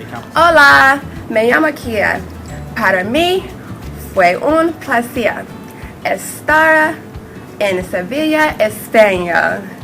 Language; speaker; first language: Spanish; non-native, learner; English